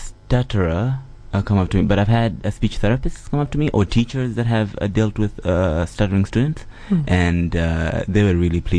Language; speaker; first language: English; non-native, local second language; Swahili